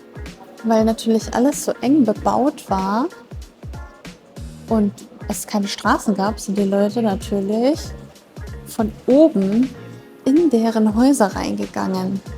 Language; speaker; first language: German; native; German